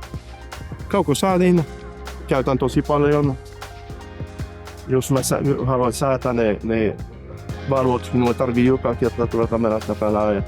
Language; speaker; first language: Finnish; non-native, fluent; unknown